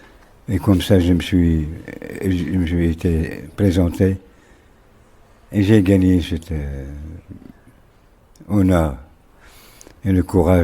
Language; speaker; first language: French; non-native, local second language; Arabic